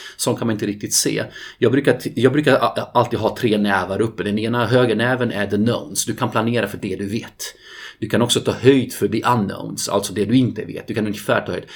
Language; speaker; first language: Swedish; non-native, fluent; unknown